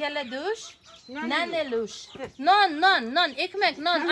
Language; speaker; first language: Turkish; non-native, learner; Russian